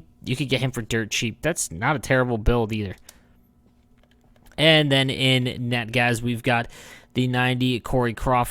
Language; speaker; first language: English; native; English